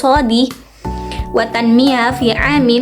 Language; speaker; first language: Arabic; non-native, learner; Indonesian